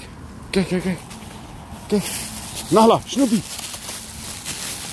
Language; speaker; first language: Dutch; native; Dutch